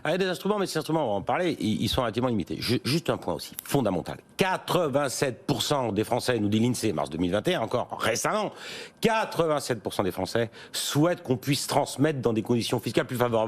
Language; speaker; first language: French; native; French